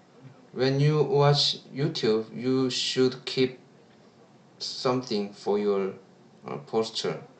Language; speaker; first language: English; non-native, learner; Korean